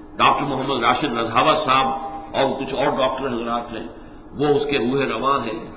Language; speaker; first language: Urdu; native; Urdu